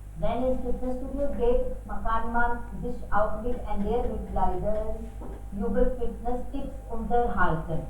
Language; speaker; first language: German; non-native, learner; Hindi